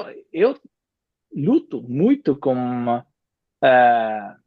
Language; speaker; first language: Portuguese; non-native, fluent; Spanish